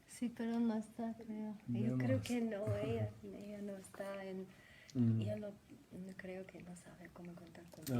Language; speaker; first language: Spanish; non-native, fluent; German